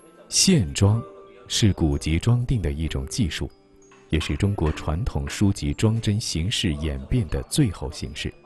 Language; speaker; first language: Chinese; native; Chinese